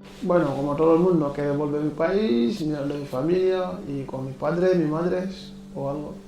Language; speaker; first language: Spanish; non-native, learner; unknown